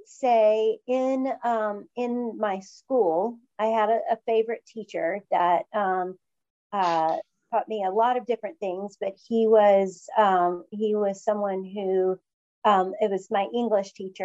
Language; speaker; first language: English; native; English